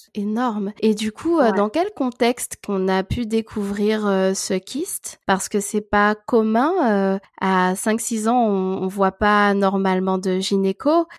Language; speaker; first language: French; native; French